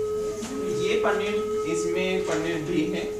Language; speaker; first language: Hindi; non-native, learner; Greek